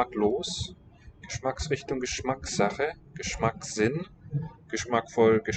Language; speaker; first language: German; non-native, learner; English